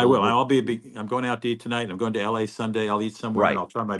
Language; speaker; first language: English; native; English